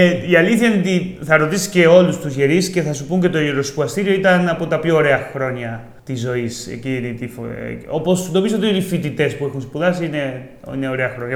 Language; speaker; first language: Greek; non-native, fluent; Spanish